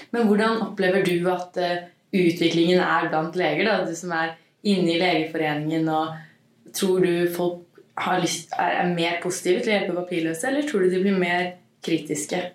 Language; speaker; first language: Norwegian; native; Norwegian